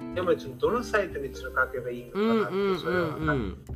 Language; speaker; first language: Japanese; non-native, fluent; Bangla